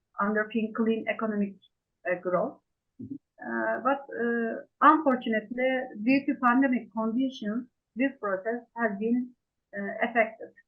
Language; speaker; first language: English; non-native, fluent; Turkish